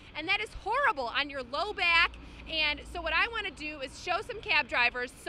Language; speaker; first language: English; native; English